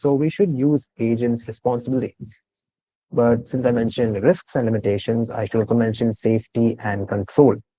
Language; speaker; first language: English; non-native, local second language; Malayalam